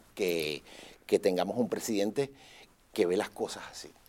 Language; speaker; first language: Spanish; native; Spanish